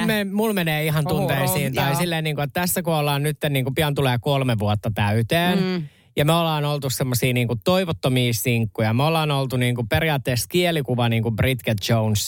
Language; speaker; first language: Finnish; native; Finnish